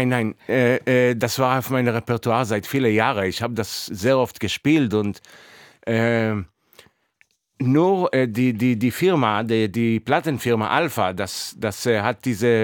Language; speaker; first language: German; non-native, fluent; Hebrew